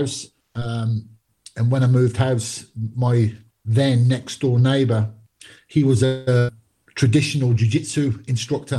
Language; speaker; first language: English; native; English